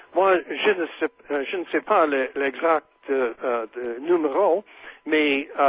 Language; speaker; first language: French; non-native, fluent; English